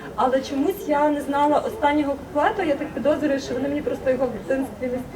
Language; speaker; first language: Ukrainian; native; Ukrainian